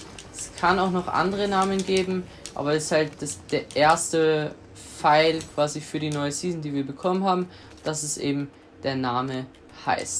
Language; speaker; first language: German; native; German